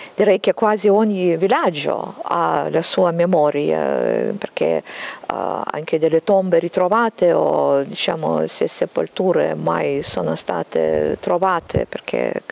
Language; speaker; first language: Italian; non-native, fluent; Lithuanian